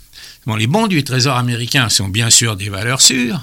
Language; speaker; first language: French; native; French